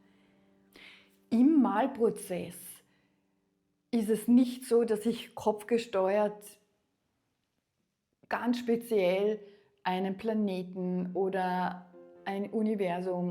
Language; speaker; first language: German; native; German